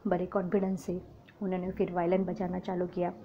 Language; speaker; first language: Hindi; non-native, local second language; Marathi